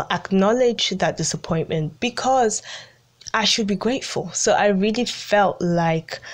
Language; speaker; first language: English; early bilingual, other home language; Italian